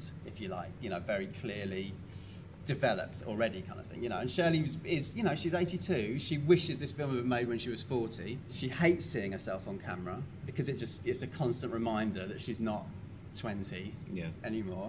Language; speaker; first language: English; native; English